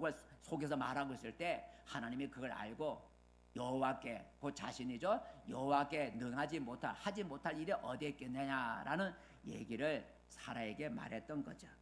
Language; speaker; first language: Korean; native; Korean